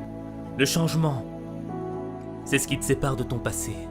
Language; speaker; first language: French; non-native, local second language; Haitian Creole